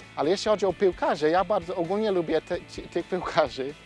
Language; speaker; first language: Polish; non-native, fluent; English